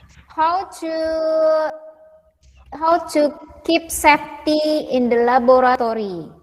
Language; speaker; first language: English; non-native, fluent; Indonesian